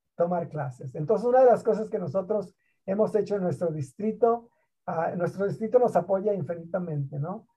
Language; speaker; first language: Spanish; native; Spanish